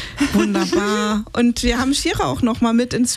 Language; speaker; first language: German; native; German